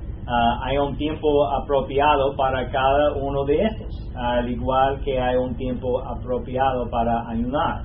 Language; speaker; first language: Spanish; non-native, fluent; English